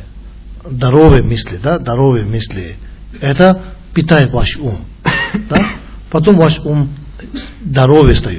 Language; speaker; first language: Russian; non-native, learner; Tibetan